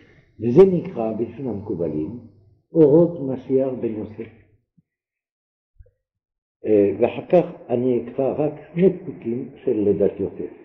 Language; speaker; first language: Hebrew; non-native, fluent; French